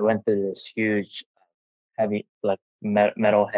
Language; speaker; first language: English; non-native, fluent; Korean